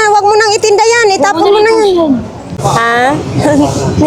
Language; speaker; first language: Filipino; non-native, local second language; Cebuano